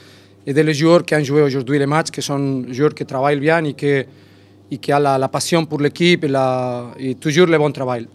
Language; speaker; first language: French; non-native, learner; Spanish